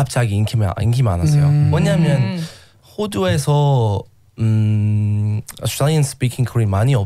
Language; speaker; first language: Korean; non-native, learner; English